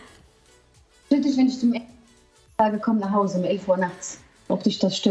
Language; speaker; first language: German; non-native, learner; Albanian